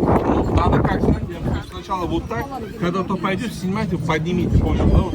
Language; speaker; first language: Russian; non-native, learner; Turkish